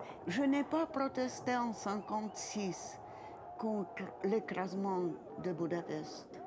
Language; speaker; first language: French; non-native, fluent; Russian